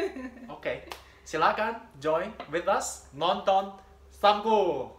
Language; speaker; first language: Indonesian; non-native, learner; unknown